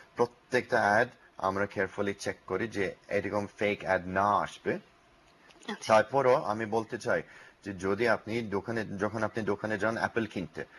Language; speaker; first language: Bangla; non-native, learner; English